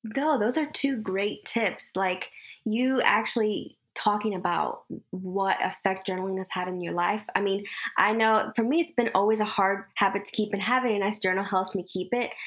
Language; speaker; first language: English; early bilingual, other home language; Spanish